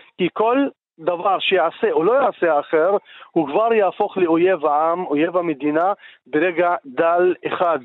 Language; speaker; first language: Hebrew; non-native, local second language; Arabic